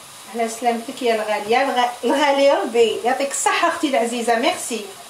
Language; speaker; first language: Arabic; native; Arabic